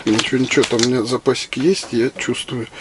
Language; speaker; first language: Russian; native; Russian